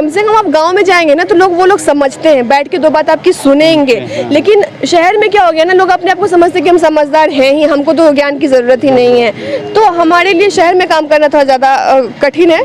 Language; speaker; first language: Hindi; native; Hindi